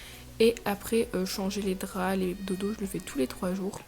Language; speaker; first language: French; native; French